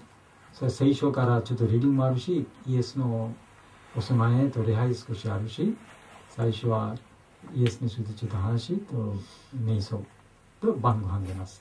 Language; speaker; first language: Japanese; non-native, learner; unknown